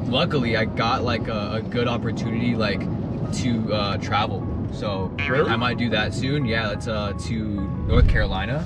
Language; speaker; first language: English; native; English